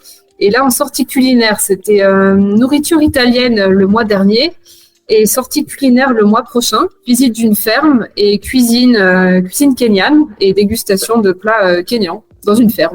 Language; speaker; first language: French; native; French